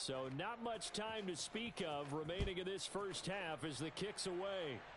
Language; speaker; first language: English; native; English